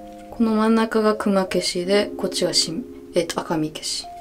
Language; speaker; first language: Japanese; early bilingual, heritage; Japanese